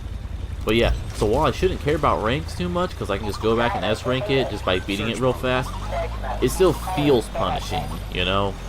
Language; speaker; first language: English; native; English